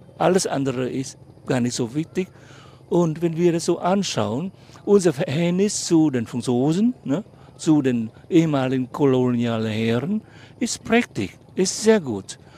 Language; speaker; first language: German; non-native, fluent; Vietnamese